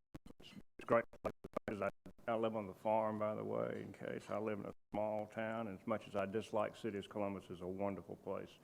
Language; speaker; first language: English; native; English